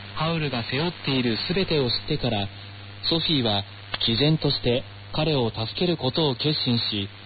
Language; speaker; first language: Japanese; non-native, fluent; Chinese